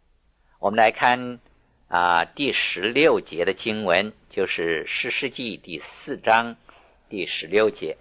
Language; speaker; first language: Chinese; native; Chinese